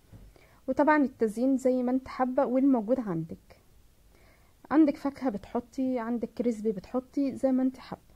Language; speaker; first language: Arabic; native; Arabic